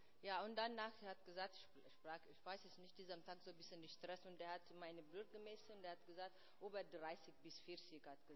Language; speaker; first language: German; non-native, learner; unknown